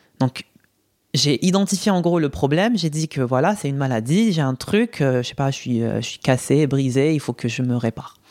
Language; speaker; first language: French; non-native, local second language; Arabic